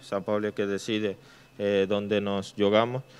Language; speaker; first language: Portuguese; non-native, learner; Spanish